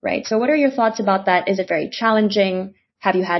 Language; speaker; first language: English; non-native, local second language; Filipino